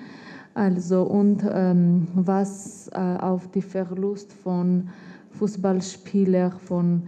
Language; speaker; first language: German; non-native, fluent; Armenian